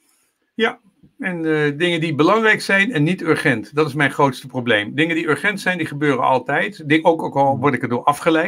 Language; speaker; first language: Dutch; native; Dutch